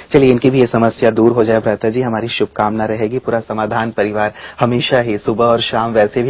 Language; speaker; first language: Hindi; native; Hindi